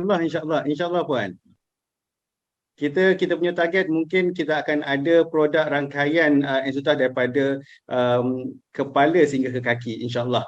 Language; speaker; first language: Malay; native; Malay